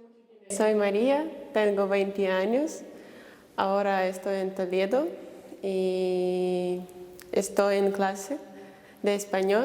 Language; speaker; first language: Spanish; non-native, learner; Ukrainian